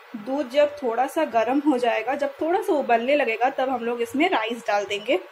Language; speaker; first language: Hindi; non-native, local second language; Bangla